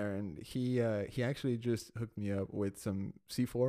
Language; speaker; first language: English; early bilingual, other home language; Spanish